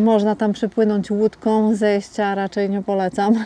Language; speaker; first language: Polish; native; Polish